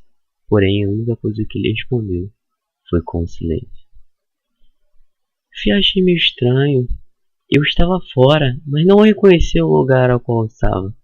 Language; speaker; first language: Portuguese; native; Portuguese